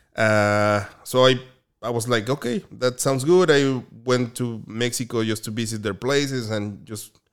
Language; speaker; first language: English; non-native, fluent; Spanish